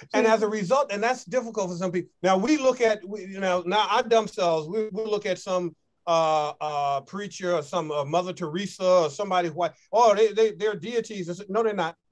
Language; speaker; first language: English; native; English